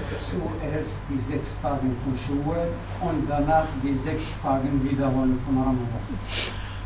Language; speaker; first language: German; non-native, learner; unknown